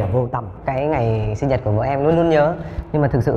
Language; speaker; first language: Vietnamese; native; Vietnamese